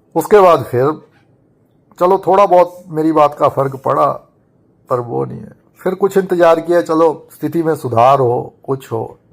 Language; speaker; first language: Hindi; native; Hindi